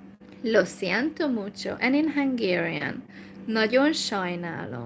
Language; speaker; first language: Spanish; non-native, learner; Hungarian